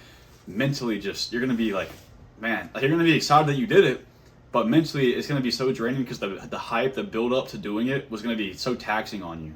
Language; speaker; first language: English; native; English